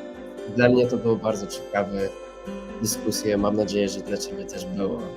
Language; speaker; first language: Polish; non-native, fluent; English